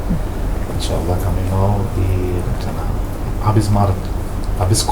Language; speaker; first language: Indonesian; non-native, local second language; Malayalam